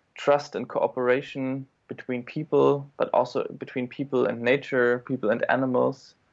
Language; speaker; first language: English; non-native, fluent; German